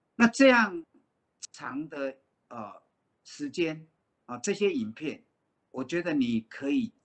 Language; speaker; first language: Chinese; native; Chinese